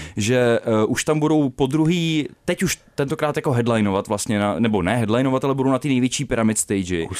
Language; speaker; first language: Czech; native; Czech